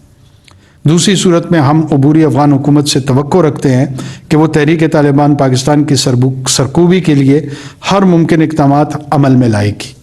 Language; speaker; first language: Urdu; non-native, local second language; Pashto